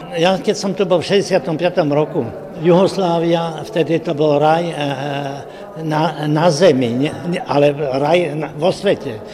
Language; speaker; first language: Slovak; native; Slovak